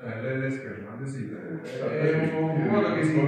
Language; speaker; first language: Italian; native; Italian